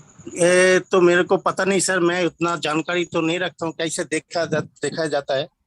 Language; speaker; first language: Hindi; non-native, local second language; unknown